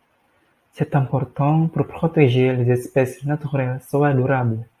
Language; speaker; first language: French; non-native, learner; Indonesian